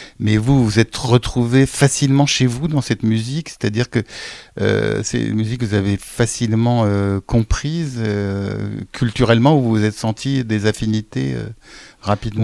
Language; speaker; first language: French; native; French